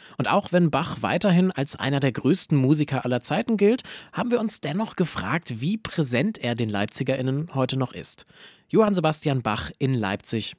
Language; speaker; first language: German; native; German